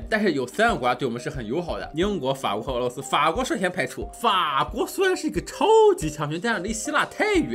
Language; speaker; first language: Chinese; native; Chinese